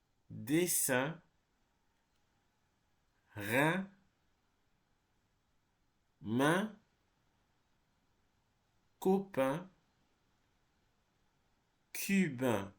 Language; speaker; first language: French; non-native, fluent; English